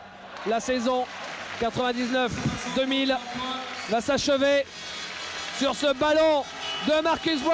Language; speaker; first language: French; native; French